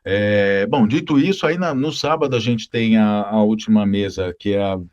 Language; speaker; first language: Portuguese; native; Portuguese